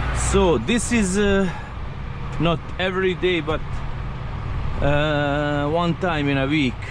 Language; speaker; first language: English; non-native, learner; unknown